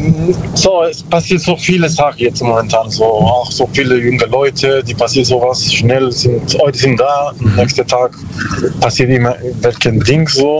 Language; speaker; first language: German; non-native, learner; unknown